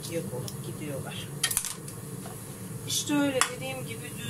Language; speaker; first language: Turkish; native; Turkish